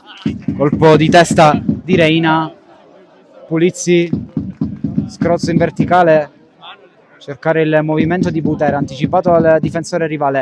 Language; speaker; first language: Italian; native; Italian